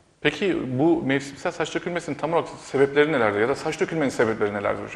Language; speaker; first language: Turkish; native; Turkish